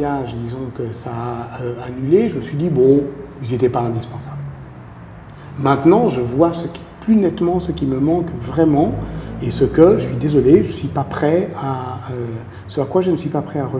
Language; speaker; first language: French; native; French